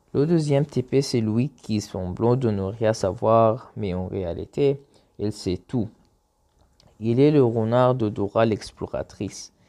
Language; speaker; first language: French; non-native, learner; Arabic